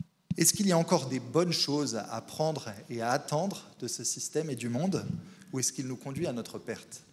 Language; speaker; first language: French; native; French